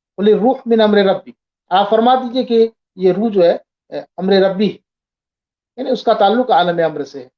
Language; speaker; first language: Urdu; native; Urdu